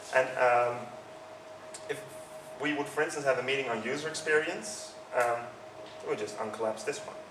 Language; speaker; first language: English; non-native, fluent; Dutch